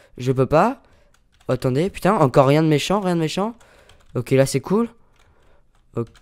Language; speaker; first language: French; native; French